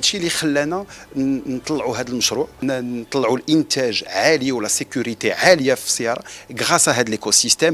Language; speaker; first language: Arabic; native; Arabic